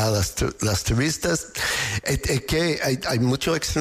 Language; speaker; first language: Spanish; non-native, learner; English